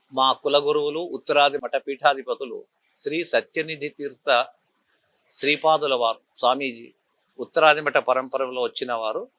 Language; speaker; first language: Telugu; native; Telugu